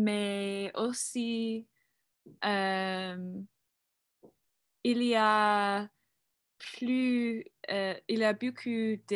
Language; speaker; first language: French; non-native, learner; English